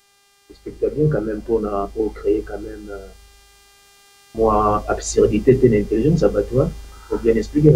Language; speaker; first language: French; non-native, local second language; Lingala